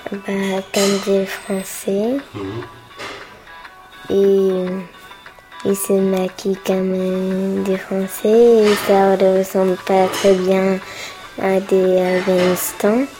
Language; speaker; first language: French; early bilingual, other home language; Pashto